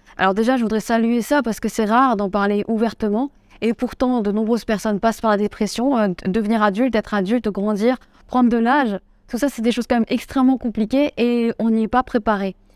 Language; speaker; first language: French; native; French